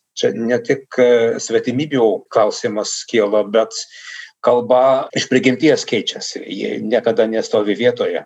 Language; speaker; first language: Lithuanian; non-native, fluent; Dutch